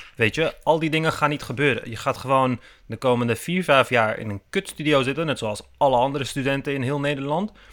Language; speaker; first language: Dutch; early bilingual, other home language; Turkish